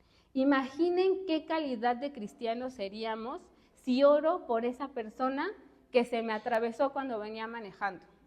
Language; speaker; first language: Spanish; native; Spanish